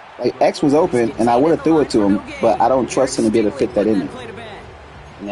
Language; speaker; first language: English; native; English